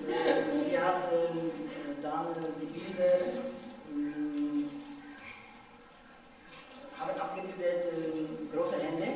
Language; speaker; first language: German; non-native, learner; Czech